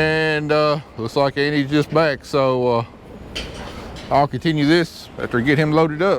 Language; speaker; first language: English; native; English